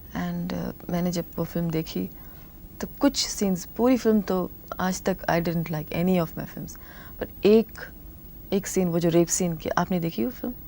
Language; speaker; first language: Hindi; non-native, local second language; Tamil